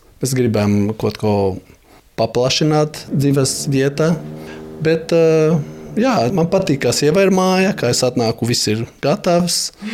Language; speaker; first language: Latvian; non-native, fluent; Albanian